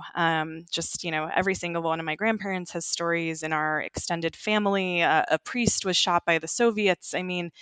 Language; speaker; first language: English; early bilingual, other home language; Ukrainian